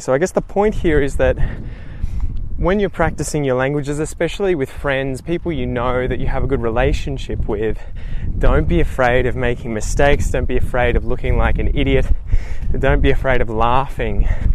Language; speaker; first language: English; native; English